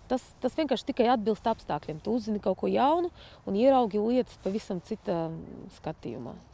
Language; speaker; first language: Latvian; non-native, fluent; Russian